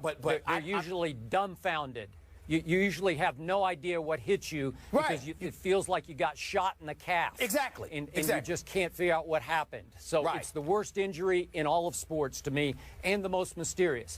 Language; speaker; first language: English; native; English